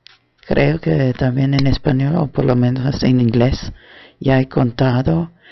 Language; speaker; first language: Spanish; non-native, fluent; German